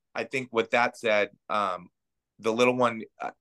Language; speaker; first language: English; native; English